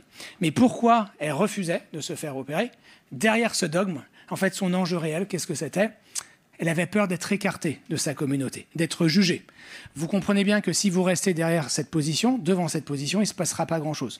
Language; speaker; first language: French; native; French